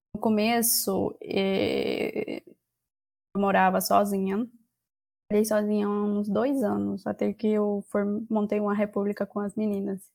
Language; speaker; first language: Portuguese; non-native, fluent; Spanish